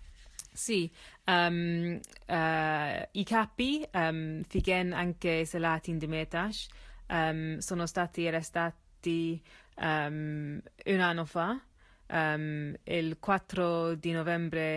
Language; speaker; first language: Italian; non-native, learner; English